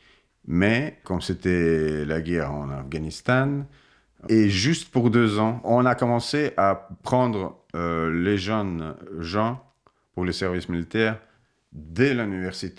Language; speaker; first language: French; non-native, fluent; Russian